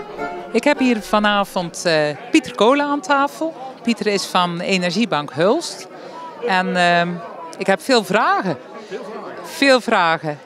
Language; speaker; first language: Dutch; native; Dutch